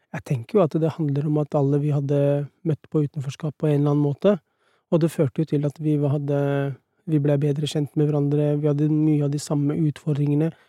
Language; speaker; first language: Norwegian; early bilingual, other home language; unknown